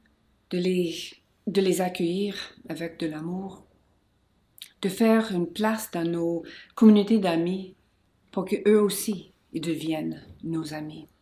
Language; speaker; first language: French; non-native, local second language; English